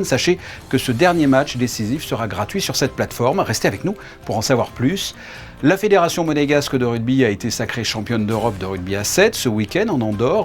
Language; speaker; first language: French; native; French